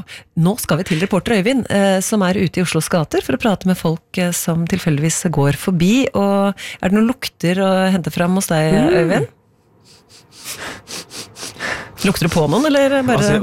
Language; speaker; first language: Norwegian; native; Norwegian